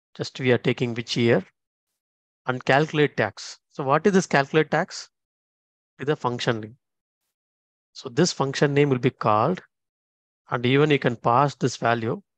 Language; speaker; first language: English; non-native, local second language; Tamil